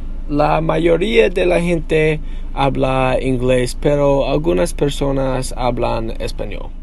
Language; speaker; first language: Spanish; non-native, learner; English